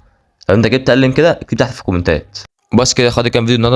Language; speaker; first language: Arabic; native; Arabic